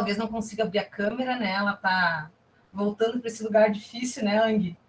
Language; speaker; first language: Portuguese; native; Portuguese